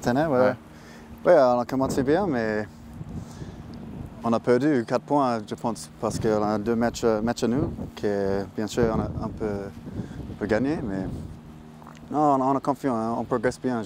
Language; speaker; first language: French; non-native, learner; English